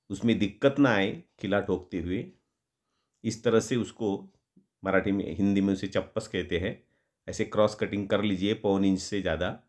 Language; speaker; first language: Hindi; non-native, local second language; Marathi